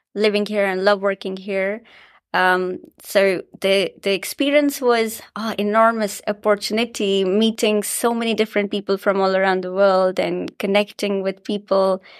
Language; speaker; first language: English; non-native, local second language; Hindi